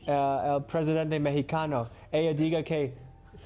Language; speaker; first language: Spanish; non-native, learner; English